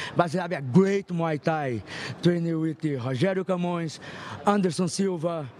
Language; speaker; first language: English; non-native, fluent; Portuguese